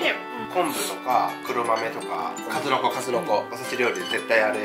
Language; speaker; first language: Japanese; native; Japanese